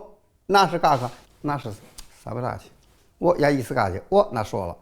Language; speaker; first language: Russian; non-native, learner; Chinese